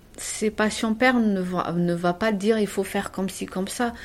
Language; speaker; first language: French; native; French